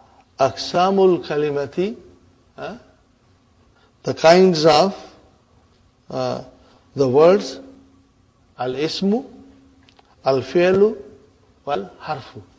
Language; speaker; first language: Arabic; non-native, fluent; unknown